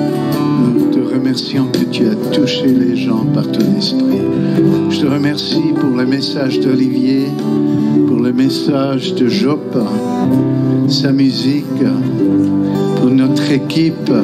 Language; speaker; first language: French; non-native, local second language; German